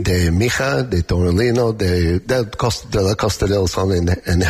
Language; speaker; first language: Spanish; non-native, learner; English